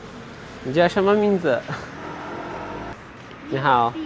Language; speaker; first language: Chinese; non-native, fluent; Turkish